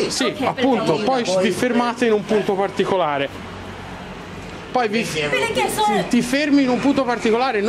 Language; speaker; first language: Italian; native; Italian